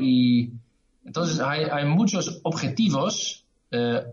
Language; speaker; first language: Spanish; non-native, learner; Dutch